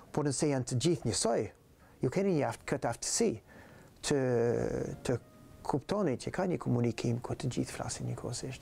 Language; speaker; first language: Albanian; non-native, fluent; English